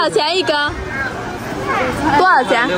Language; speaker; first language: Chinese; non-native, fluent; Vietnamese